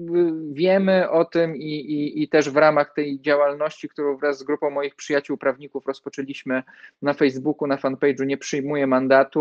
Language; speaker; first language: Polish; native; Polish